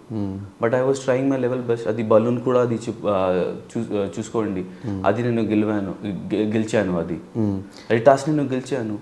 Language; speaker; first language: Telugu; non-native, learner; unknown